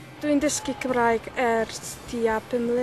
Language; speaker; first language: Welsh; non-native, learner; Polish